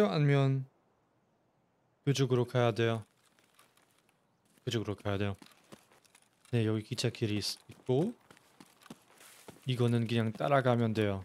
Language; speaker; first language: Korean; non-native, learner; German